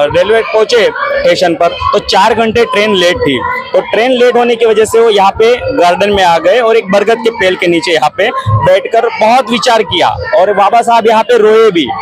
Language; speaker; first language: Hindi; non-native, local second language; Gujarati